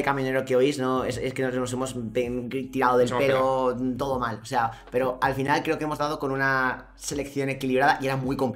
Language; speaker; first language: Spanish; native; Spanish